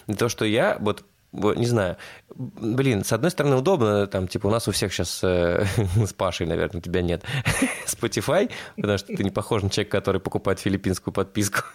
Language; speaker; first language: Russian; native; Russian